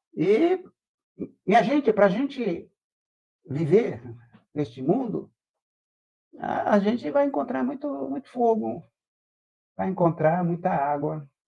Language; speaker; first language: Portuguese; native; Portuguese